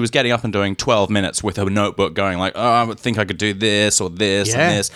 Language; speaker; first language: English; native; English